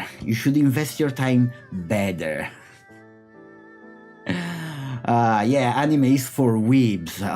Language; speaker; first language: English; non-native, fluent; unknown